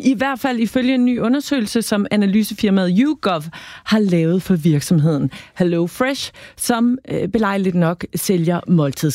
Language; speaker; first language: Danish; native; Danish